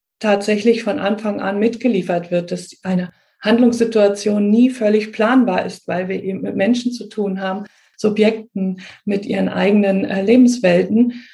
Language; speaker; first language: German; native; German